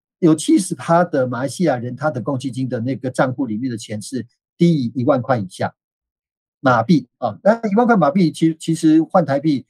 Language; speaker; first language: Chinese; native; Chinese